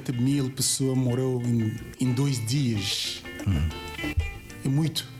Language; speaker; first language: Portuguese; non-native, learner; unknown